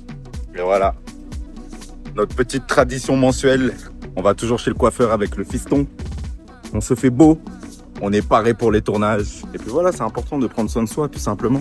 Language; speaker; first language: French; native; French